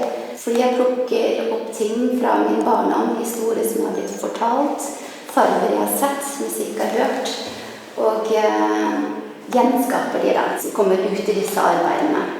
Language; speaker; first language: Norwegian; early bilingual, other home language; Vietnamese